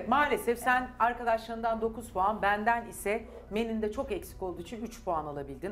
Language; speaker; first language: Turkish; native; Turkish